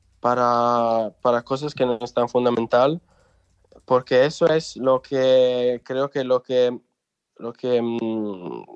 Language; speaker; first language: Spanish; non-native, local second language; Italian